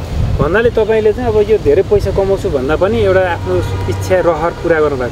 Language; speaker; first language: Nepali; native; Nepali